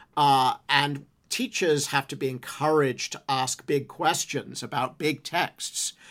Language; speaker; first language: English; native; English